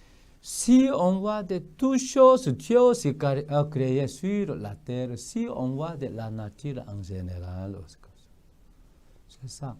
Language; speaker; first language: French; non-native, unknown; Korean